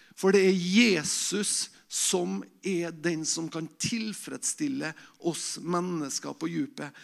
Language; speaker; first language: Norwegian; native; Norwegian